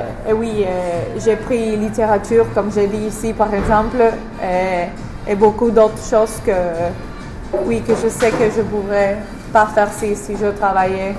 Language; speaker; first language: French; non-native, fluent; English